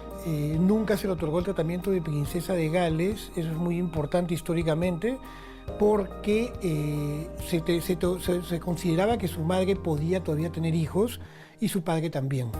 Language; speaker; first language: Spanish; native; Spanish